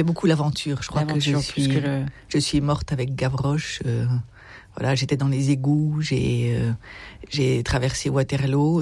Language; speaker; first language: French; native; French